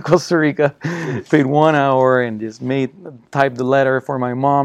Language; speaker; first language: English; non-native, fluent; Spanish